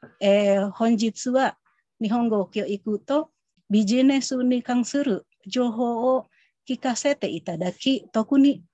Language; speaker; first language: Japanese; non-native, fluent; Indonesian